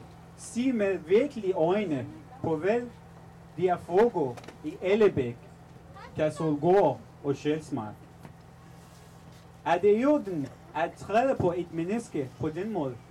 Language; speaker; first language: Danish; non-native, fluent; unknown